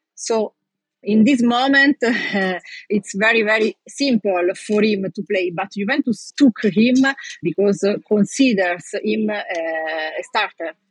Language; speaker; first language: English; non-native, learner; Italian